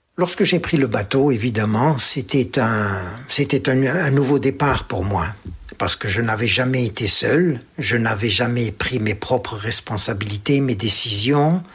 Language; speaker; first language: French; native; French